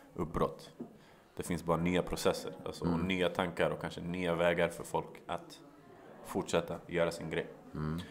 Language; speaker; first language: Swedish; native; Swedish